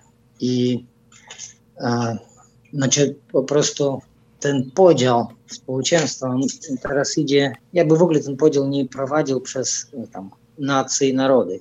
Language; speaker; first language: Polish; non-native, fluent; Russian